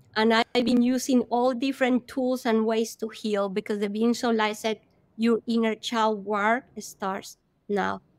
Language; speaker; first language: English; non-native, fluent; Spanish